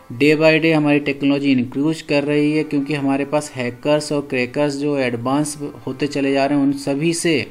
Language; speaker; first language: Hindi; native; Hindi